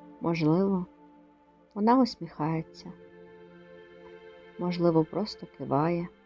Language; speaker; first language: Ukrainian; native; Ukrainian